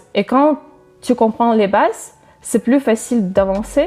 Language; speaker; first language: French; non-native, fluent; Russian